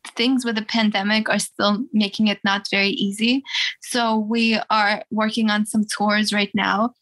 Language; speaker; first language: English; early bilingual, other home language; Russian